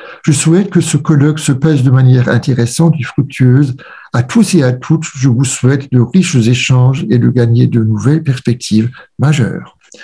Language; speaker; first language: French; non-native, fluent; German